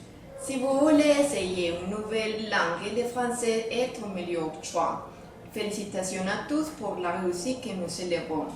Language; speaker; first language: French; non-native, learner; Spanish